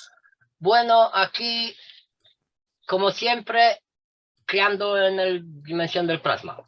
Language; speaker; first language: Spanish; non-native, fluent; Romanian